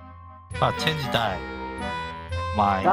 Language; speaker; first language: English; non-native, learner; Japanese